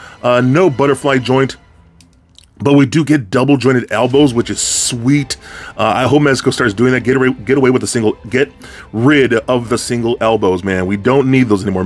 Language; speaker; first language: English; native; English